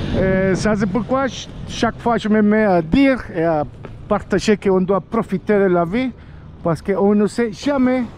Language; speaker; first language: French; non-native, learner; Spanish